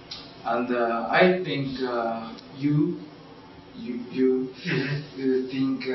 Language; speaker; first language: English; non-native, learner; Japanese